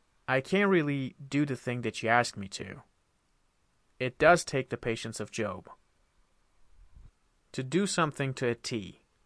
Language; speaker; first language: English; non-native, fluent; Persian